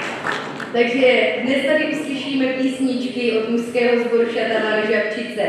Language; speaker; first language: Czech; native; Czech